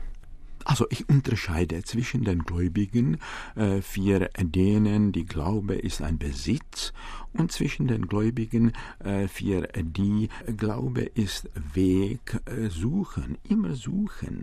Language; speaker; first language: German; non-native, fluent; Czech